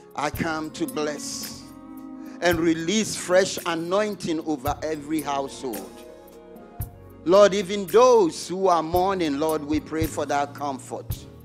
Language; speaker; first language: English; non-native, local second language; Akan